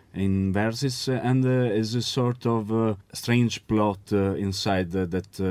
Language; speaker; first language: English; non-native, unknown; Italian